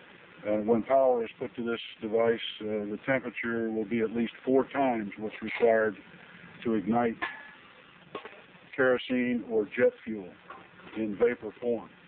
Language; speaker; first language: English; native; English